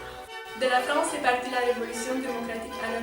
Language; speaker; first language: French; non-native, learner; Romanian